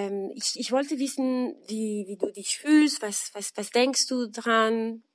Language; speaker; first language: German; non-native, fluent; French